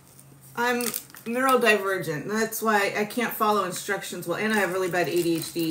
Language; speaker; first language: English; native; English